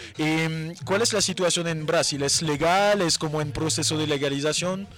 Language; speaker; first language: Spanish; non-native, fluent; French